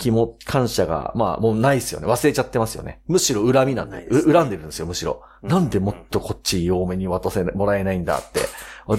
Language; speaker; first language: Japanese; native; Japanese